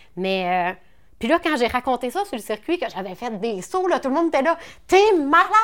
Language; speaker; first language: French; native; French